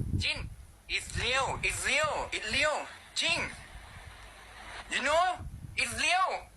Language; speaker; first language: English; non-native, learner; Thai